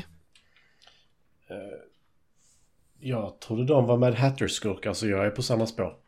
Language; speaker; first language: Swedish; native; Swedish